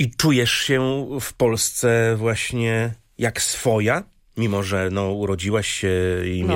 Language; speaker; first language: Polish; native; Polish